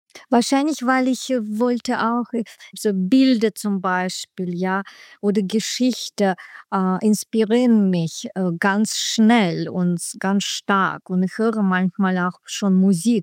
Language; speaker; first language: German; non-native, learner; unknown